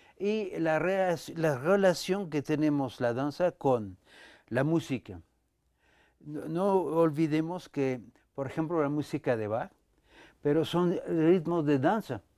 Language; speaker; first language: Spanish; non-native, fluent; French